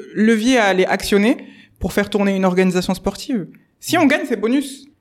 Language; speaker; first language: French; native; French